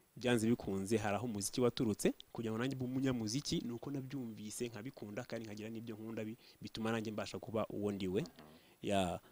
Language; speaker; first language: Kinyarwanda; native; Kinyarwanda